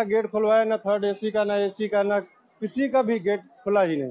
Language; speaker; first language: Hindi; native; Hindi